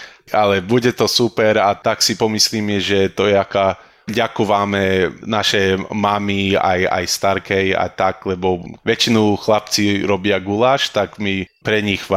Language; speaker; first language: Slovak; early bilingual, heritage; Slovak